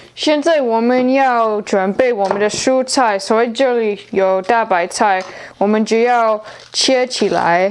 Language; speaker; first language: Chinese; non-native, learner; English